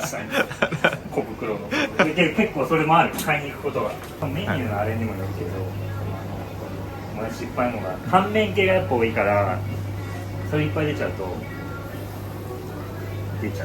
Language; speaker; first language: Japanese; native; Japanese